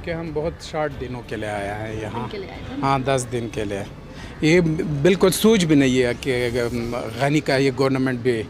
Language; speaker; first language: Hindi; non-native, fluent; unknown